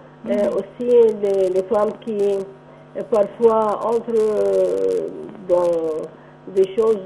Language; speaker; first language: French; non-native, local second language; Arabic